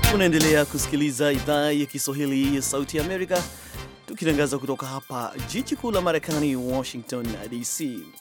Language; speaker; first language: Swahili; non-native, local second language; Kikuyu